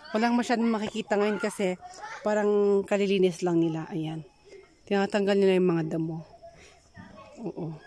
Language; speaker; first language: Filipino; non-native, local second language; Iloko